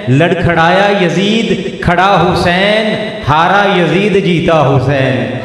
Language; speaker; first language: Urdu; non-native, local second language; Punjabi